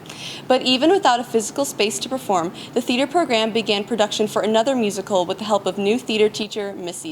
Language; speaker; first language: English; native; English